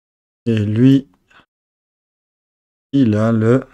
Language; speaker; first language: French; native; French